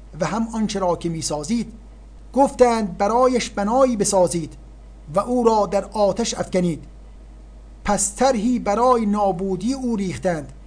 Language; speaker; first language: Persian; native; Persian